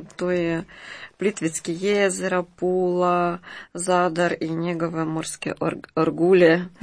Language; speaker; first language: Croatian; non-native, learner; Ukrainian